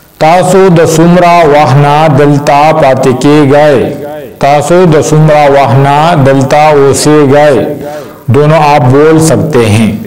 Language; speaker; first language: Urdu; non-native, local second language; Pashto